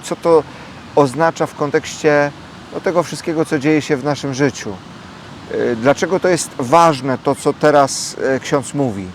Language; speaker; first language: Polish; native; Polish